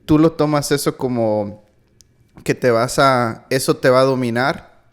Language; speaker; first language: Spanish; early bilingual, heritage; Spanish